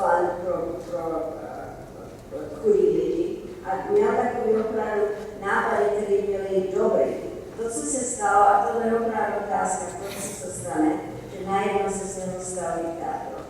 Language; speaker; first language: Czech; early bilingual, heritage; Czech